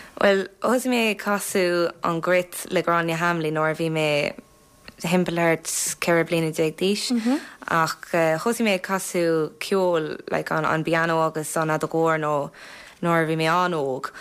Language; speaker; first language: Irish; non-native, local second language; English